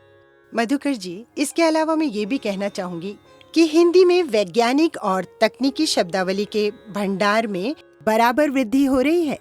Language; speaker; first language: Hindi; native; Hindi